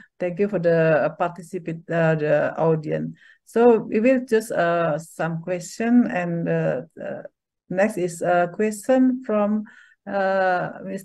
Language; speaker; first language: English; non-native, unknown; Indonesian